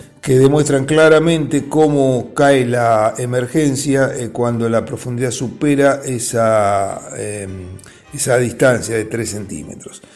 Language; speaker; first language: Spanish; native; Spanish